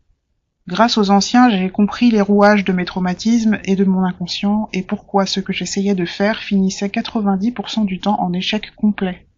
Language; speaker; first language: French; native; French